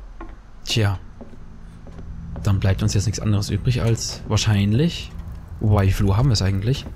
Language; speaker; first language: German; native; German